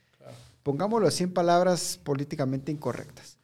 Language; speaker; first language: Spanish; native; Spanish